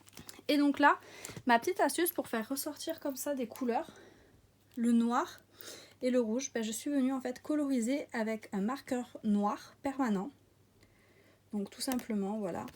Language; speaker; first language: French; native; French